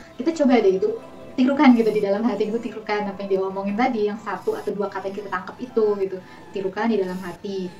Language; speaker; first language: Indonesian; native; Indonesian